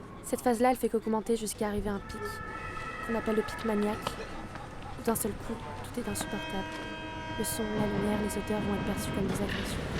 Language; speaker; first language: French; native; French